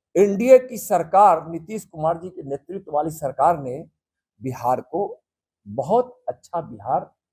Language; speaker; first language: Hindi; native; Hindi